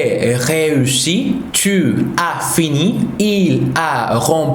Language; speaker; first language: French; non-native, fluent; Spanish